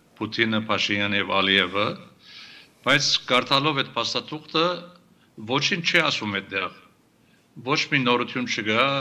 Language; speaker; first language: Armenian; early bilingual, heritage; Armenian